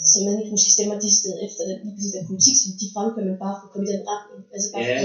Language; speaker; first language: Danish; native; Danish